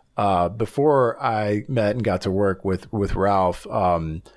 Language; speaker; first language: English; native; English